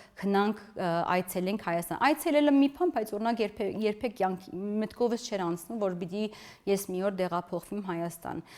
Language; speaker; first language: Armenian; early bilingual, heritage; Armenian